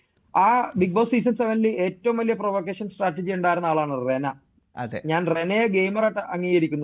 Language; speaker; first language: Malayalam; native; Malayalam